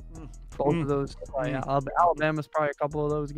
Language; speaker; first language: English; native; English